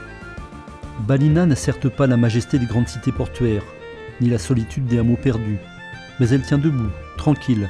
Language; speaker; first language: French; native; French